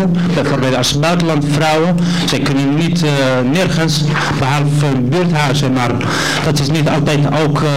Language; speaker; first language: Dutch; non-native, learner; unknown